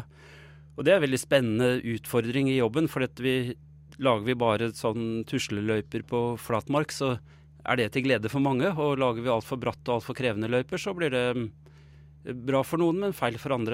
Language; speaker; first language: Norwegian; native; Norwegian